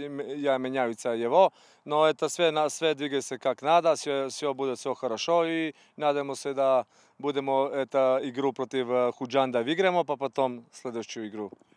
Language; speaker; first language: Russian; non-native, learner; Serbian